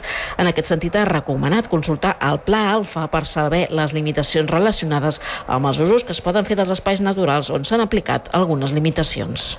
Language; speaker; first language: Catalan; native; Catalan